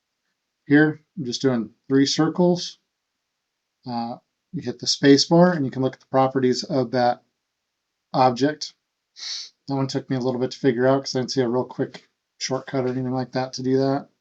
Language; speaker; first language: English; native; English